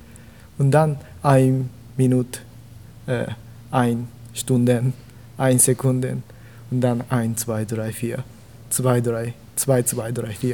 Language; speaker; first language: German; non-native, learner; Japanese